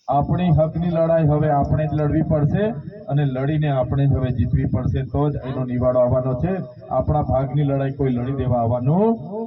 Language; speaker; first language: Gujarati; non-native, local second language; Vasavi